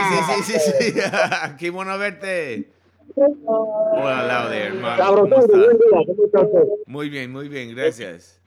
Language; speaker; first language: Spanish; non-native, learner; English